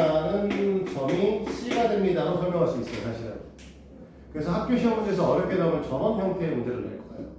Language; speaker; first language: Korean; native; Korean